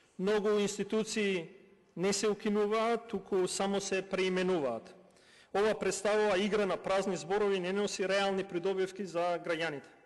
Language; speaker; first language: Macedonian; non-native, local second language; Albanian